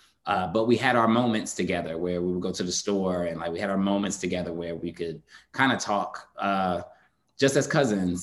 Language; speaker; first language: English; native; English